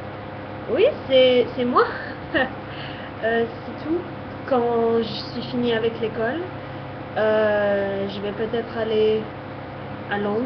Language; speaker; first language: French; non-native, fluent; English